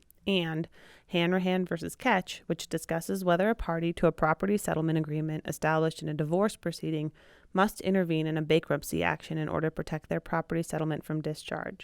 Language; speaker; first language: English; native; English